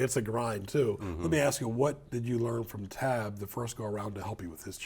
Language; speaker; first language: English; native; English